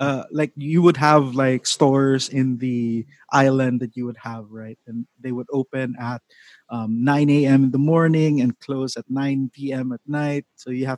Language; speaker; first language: English; non-native, local second language; Cebuano